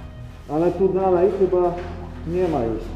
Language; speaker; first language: Polish; native; Polish